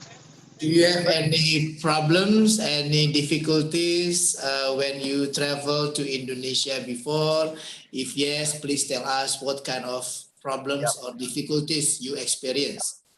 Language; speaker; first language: English; non-native, fluent; Indonesian